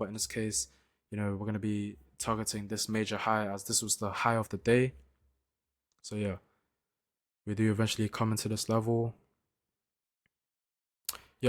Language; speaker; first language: English; native; English